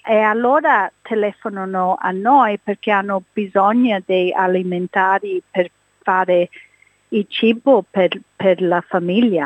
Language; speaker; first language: Italian; early bilingual, heritage; English